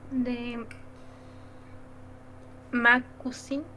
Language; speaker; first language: French; non-native, learner; Spanish